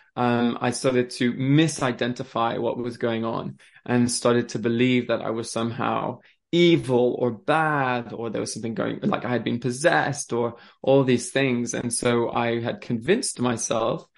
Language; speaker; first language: English; early bilingual, other home language; French